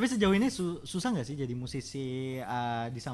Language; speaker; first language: Indonesian; native; Indonesian